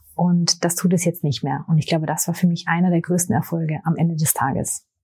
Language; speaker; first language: German; native; German